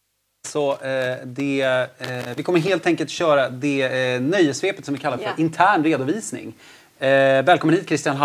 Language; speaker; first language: Swedish; native; Swedish